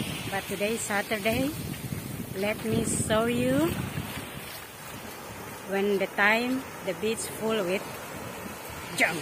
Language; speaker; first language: English; non-native, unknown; Indonesian